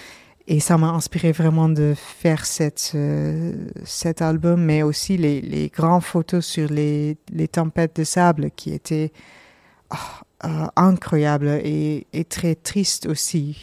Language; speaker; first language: French; non-native, learner; Dutch